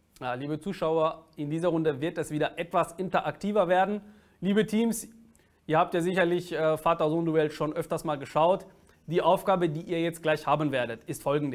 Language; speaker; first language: German; native; German